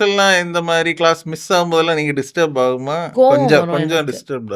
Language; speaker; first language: Tamil; non-native, fluent; Malayalam